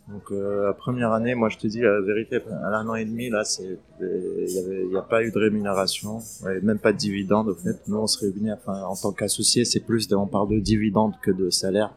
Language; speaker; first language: French; non-native, fluent; Arabic